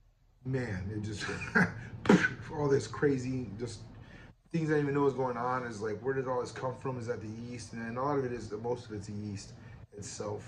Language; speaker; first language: English; native; English